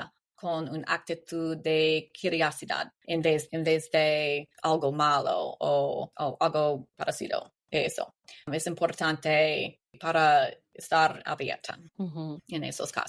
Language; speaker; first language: Spanish; non-native, learner; English